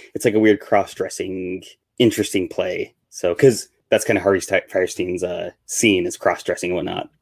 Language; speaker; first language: English; native; English